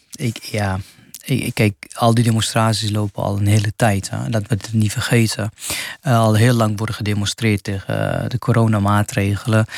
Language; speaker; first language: Dutch; non-native, fluent; Arabic